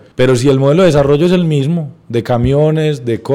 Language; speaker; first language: Spanish; native; Spanish